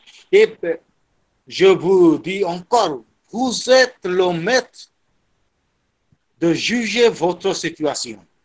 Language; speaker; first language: French; non-native, fluent; Bangla